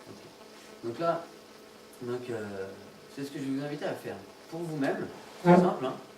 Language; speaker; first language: French; native; French